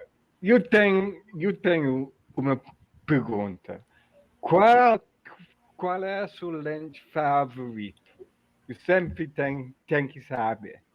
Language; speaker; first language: Portuguese; non-native, learner; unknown